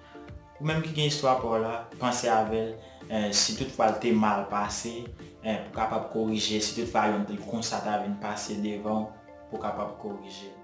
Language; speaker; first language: French; non-native, learner; Haitian Creole